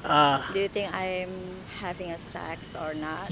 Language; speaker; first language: English; non-native, learner; Indonesian